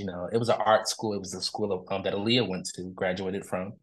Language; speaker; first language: English; native; English